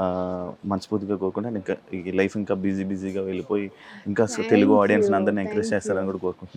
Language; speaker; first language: Telugu; native; Telugu